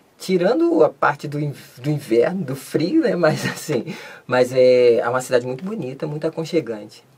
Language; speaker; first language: Portuguese; native; Portuguese